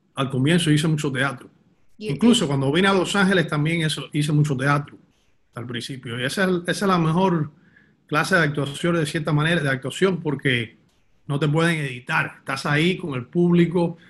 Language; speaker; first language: Spanish; early bilingual, heritage; Spanish